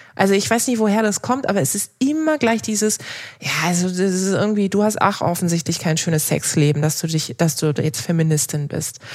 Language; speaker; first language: German; early bilingual, other home language; Turkish